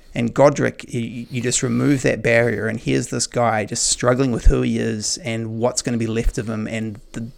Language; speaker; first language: English; native; English